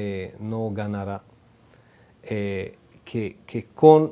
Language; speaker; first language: Spanish; non-native, fluent; Hebrew